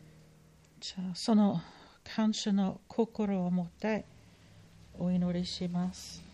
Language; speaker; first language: Japanese; non-native, fluent; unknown